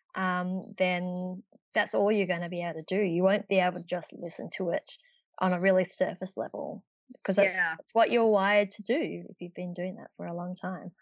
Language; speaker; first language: English; native; English